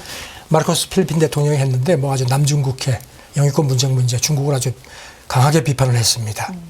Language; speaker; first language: Korean; native; Korean